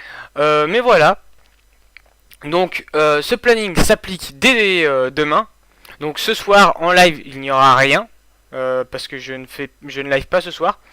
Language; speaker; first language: French; native; French